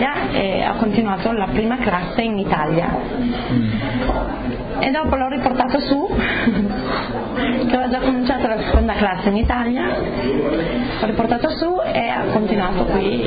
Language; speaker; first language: Italian; native; Italian